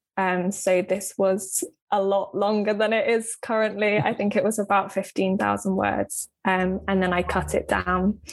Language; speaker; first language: English; native; English